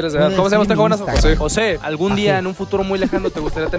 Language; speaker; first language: Spanish; native; Spanish